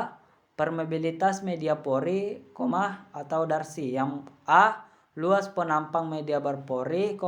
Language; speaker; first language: Indonesian; native; Indonesian